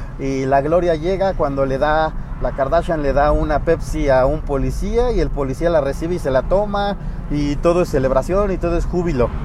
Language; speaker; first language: Spanish; native; Spanish